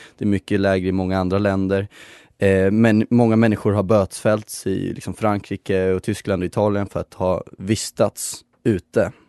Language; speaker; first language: Swedish; native; Swedish